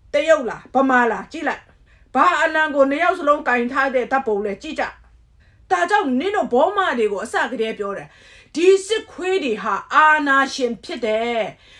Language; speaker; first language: Burmese; native; Burmese